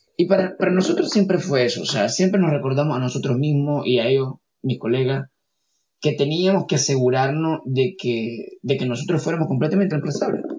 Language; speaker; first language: Spanish; native; Spanish